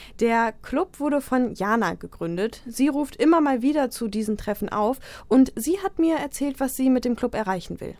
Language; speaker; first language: German; native; German